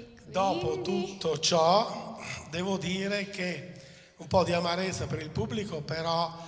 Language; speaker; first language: Italian; native; Italian